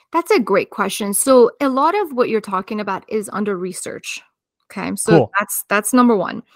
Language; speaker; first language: English; non-native, fluent; Persian